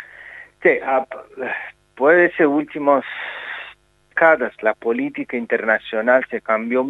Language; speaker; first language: Spanish; non-native, fluent; Azerbaijani